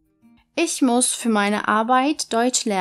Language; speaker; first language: German; non-native, fluent; Turkish